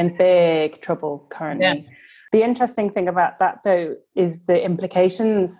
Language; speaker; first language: English; native; English